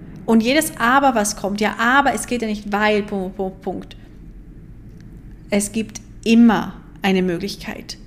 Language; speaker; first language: German; native; German